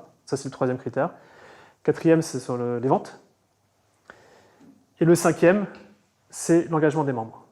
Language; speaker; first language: French; native; French